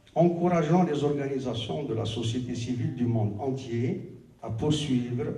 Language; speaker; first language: French; non-native, local second language; Arabic